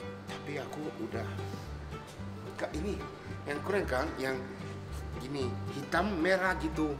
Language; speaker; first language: Indonesian; non-native, fluent; Japanese